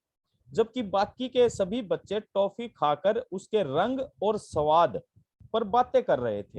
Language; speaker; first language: Hindi; native; Hindi